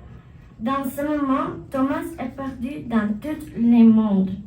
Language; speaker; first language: French; non-native, learner; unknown